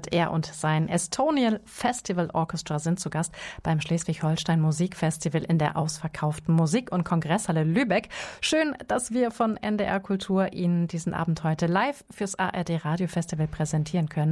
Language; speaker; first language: German; native; German